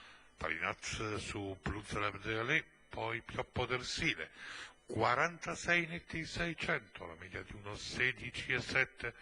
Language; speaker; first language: Italian; native; Italian